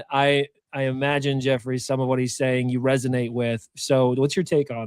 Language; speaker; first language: English; native; English